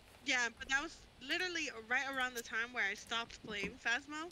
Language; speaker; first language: English; non-native, fluent; Spanish